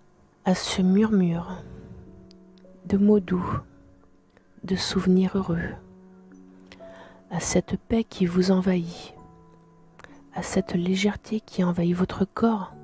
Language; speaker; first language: French; native; French